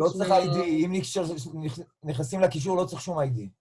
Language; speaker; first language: Hebrew; native; Hebrew